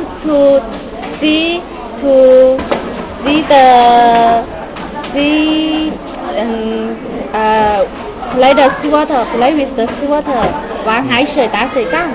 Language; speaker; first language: English; non-native, learner; Chinese